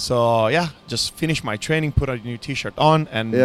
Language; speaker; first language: English; non-native, fluent; Italian